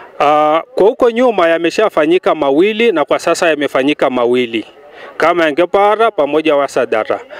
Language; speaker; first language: Swahili; non-native, local second language; Masai